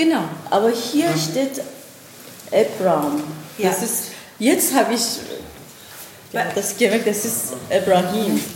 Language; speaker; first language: German; non-native, learner; Persian